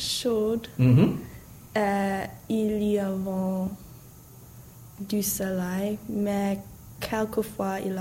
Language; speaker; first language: French; non-native, learner; English